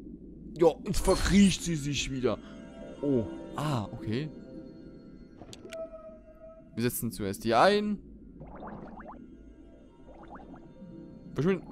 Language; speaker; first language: German; native; German